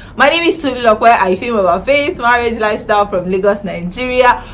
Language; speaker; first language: English; non-native, local second language; Yoruba